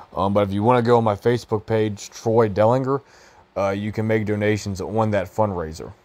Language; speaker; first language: English; native; English